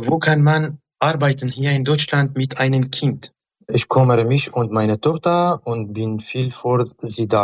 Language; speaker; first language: German; non-native, learner; Arabic